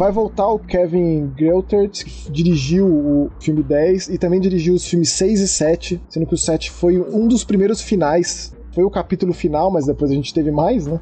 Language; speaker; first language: Portuguese; native; Portuguese